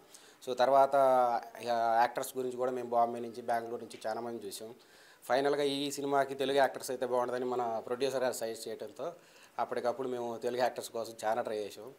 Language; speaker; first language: Telugu; native; Telugu